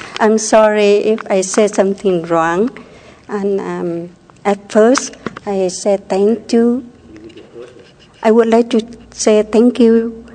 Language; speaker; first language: English; non-native, learner; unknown